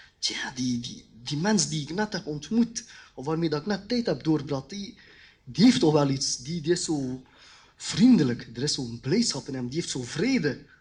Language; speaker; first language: Dutch; early bilingual, other home language; Khmer